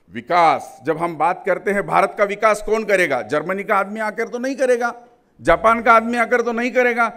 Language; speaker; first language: Hindi; non-native, local second language; Marathi